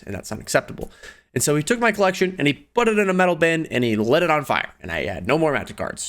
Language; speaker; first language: English; native; English